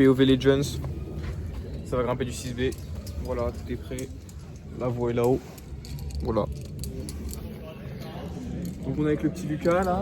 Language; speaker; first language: French; native; French